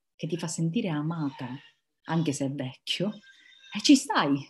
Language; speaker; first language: Italian; native; Italian